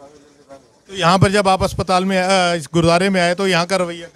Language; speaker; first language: Hindi; non-native, local second language; Punjabi